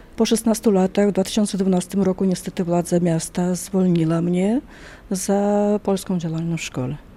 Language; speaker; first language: Polish; early bilingual, heritage; Polish